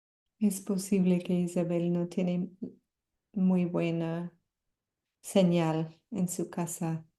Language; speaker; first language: Spanish; non-native, fluent; English